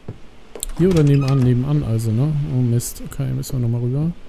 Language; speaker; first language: German; native; German